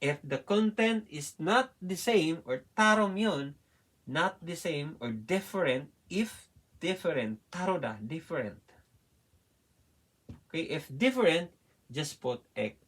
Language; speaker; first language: English; non-native, learner; Filipino